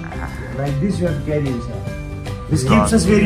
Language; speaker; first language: English; non-native, local second language; Kashmiri